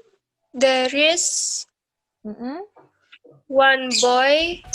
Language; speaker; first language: English; non-native, learner; Indonesian